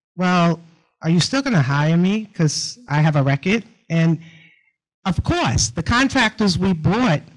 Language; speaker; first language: English; native; English